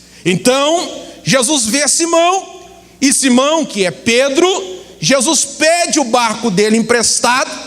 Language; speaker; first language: Portuguese; native; Portuguese